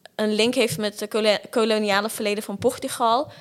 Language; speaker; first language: Dutch; early bilingual, other home language; Portuguese